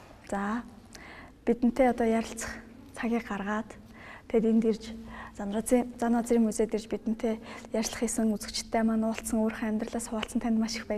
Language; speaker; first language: Mongolian; native; Mongolian